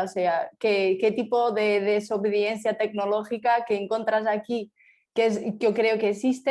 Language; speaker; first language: Spanish; non-native, fluent; Portuguese